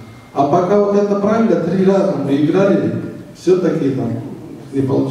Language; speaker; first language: Russian; non-native, learner; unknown